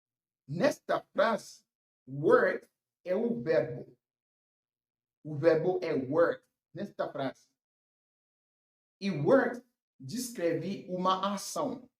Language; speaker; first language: Portuguese; non-native, fluent; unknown